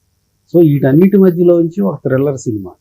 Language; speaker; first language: Telugu; native; Telugu